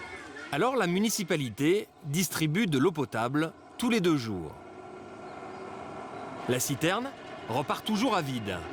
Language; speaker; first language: French; native; French